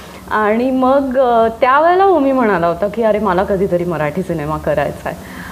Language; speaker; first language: Marathi; native; Marathi